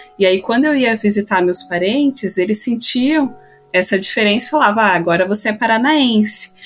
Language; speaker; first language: Portuguese; native; Portuguese